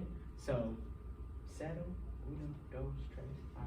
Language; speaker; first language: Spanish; non-native, fluent; English